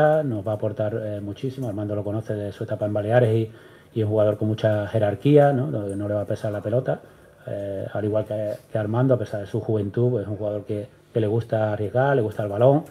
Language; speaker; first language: Spanish; native; Spanish